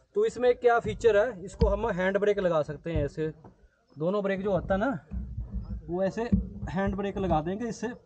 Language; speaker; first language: Hindi; non-native, local second language; Punjabi